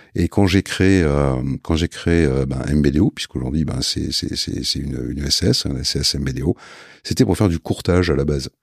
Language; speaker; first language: French; native; French